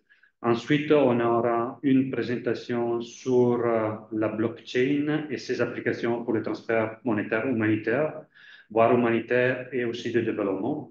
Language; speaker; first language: French; non-native, fluent; Italian